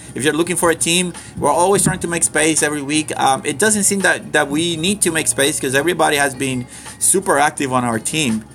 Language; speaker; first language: English; non-native, fluent; Spanish